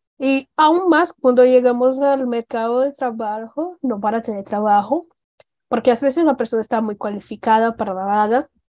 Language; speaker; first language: Spanish; non-native, fluent; Portuguese